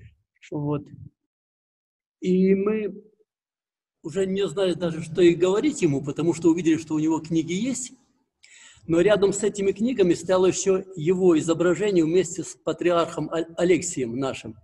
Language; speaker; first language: Russian; native; Russian